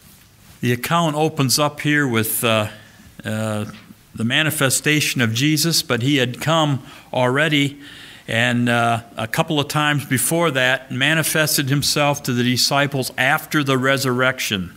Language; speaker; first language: English; native; English